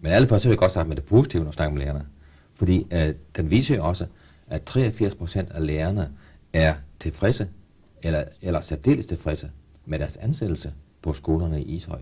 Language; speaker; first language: Danish; native; Danish